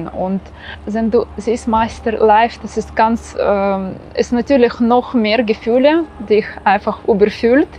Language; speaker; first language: German; non-native, fluent; Russian